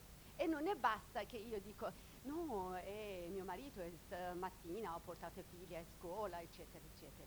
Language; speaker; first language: Italian; non-native, learner; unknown